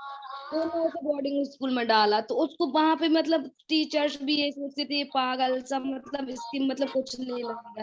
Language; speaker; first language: Hindi; native; Hindi